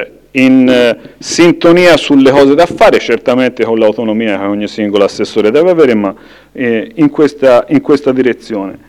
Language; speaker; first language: Italian; native; Italian